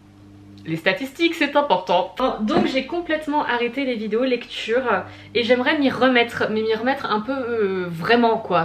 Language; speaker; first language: French; native; French